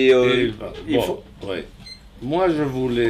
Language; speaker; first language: French; non-native, fluent; Spanish